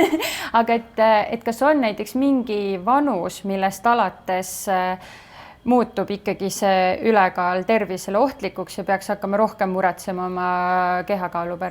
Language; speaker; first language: Estonian; native; Estonian